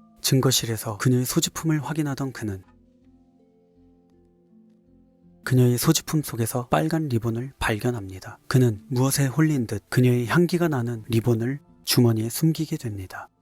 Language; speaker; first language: Korean; native; Korean